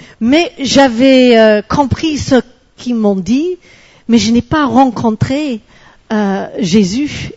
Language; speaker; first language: French; non-native, fluent; English